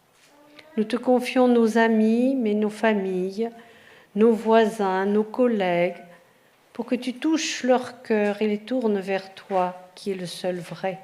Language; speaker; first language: French; native; French